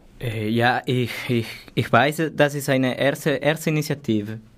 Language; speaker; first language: German; non-native, learner; Spanish